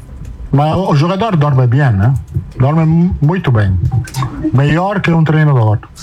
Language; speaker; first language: Portuguese; non-native, fluent; Italian